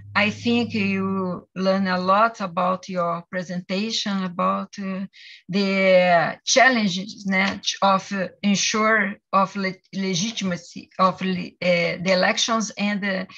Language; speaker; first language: English; non-native, learner; Portuguese